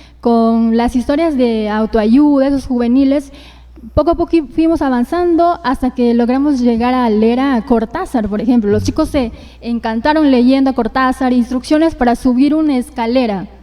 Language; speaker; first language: Spanish; native; Spanish